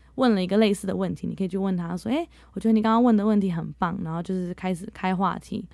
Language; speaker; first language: Chinese; early bilingual, heritage; Chinese